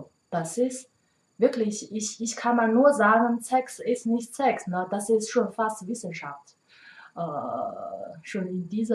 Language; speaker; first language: German; non-native, learner; Chinese